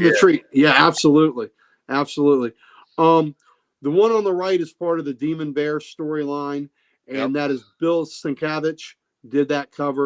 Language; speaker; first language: English; native; English